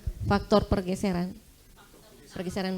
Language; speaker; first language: Indonesian; native; Indonesian